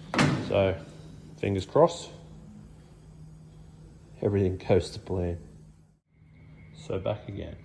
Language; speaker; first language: English; native; English